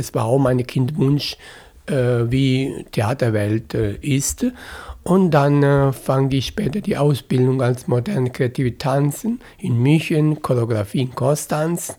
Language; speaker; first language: German; non-native, fluent; Italian